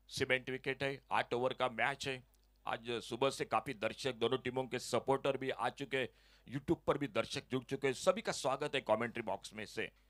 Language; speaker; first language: Hindi; non-native, local second language; Konkani